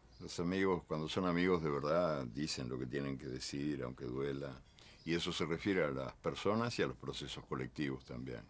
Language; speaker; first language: Spanish; native; Spanish